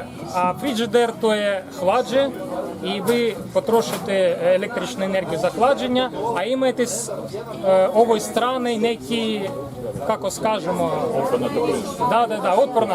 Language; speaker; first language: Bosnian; non-native, learner; Ukrainian